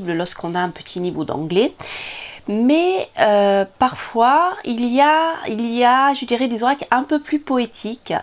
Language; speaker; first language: French; native; French